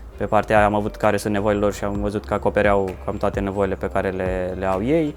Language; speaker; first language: Romanian; early bilingual, heritage; Romanian